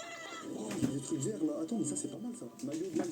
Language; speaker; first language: French; native; French